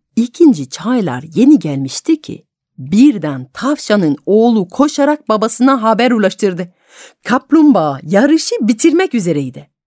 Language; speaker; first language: Turkish; non-native, fluent; French